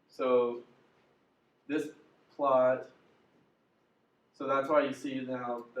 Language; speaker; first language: English; native; English